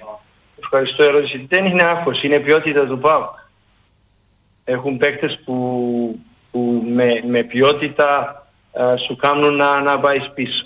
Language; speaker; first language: Greek; non-native, learner; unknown